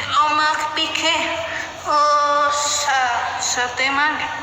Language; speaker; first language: French; non-native, learner; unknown